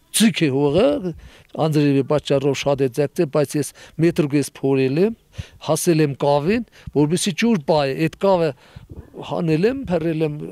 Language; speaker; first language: Armenian; native; Armenian